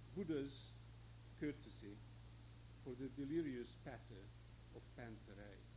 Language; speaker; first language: English; non-native, fluent; Hungarian